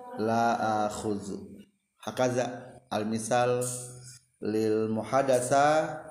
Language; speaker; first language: Arabic; non-native, fluent; Sundanese